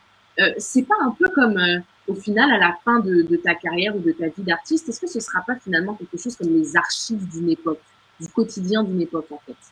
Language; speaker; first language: French; native; French